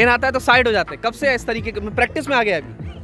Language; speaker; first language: Hindi; native; Hindi